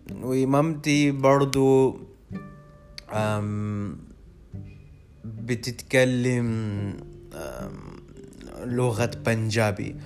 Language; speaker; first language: Arabic; non-native, learner; Urdu